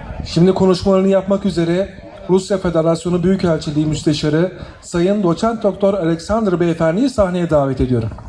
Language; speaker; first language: Turkish; native; Turkish